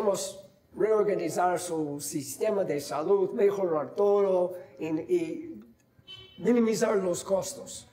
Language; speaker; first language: Spanish; non-native, fluent; English